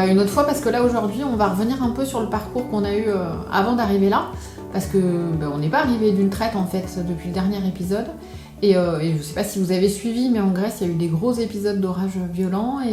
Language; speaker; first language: French; native; French